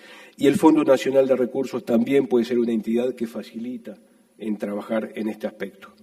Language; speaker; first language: Spanish; native; Spanish